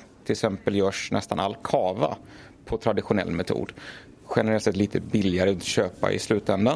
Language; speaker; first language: Swedish; native; Swedish